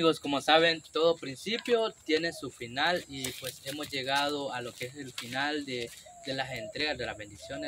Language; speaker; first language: Spanish; native; Spanish